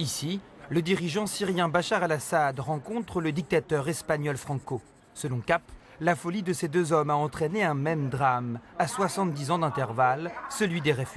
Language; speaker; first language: French; native; French